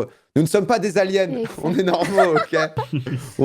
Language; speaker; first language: French; native; French